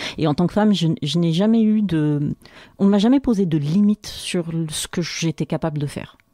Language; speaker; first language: French; non-native, local second language; Arabic